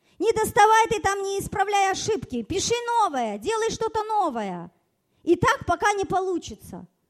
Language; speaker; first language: Russian; early bilingual, other home language; German